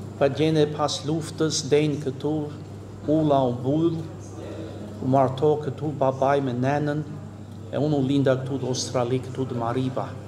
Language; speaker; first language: Albanian; early bilingual, heritage; Albanian